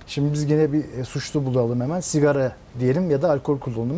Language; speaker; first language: Turkish; native; Turkish